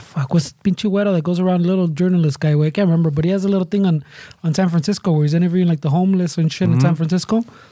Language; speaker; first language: English; early bilingual, other home language; Spanish